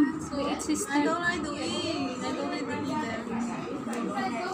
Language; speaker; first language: English; non-native, learner; Filipino